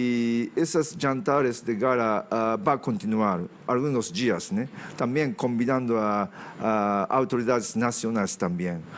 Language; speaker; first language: Portuguese; non-native, fluent; Japanese